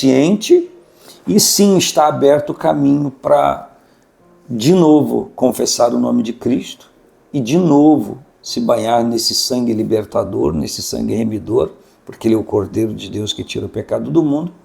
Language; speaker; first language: Portuguese; native; Portuguese